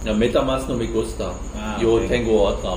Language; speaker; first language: Spanish; non-native, learner; German